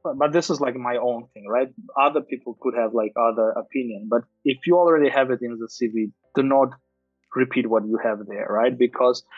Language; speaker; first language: English; non-native, fluent; Armenian